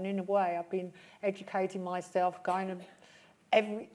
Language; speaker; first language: English; native; English